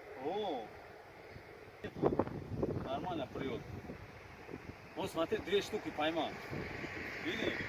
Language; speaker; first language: Russian; non-native, learner; Tajik